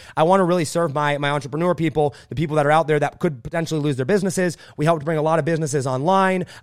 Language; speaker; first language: English; native; English